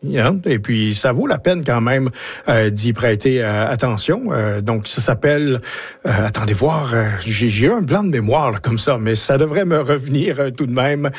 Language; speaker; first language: French; native; French